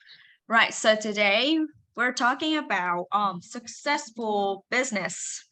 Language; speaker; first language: English; non-native, fluent; Vietnamese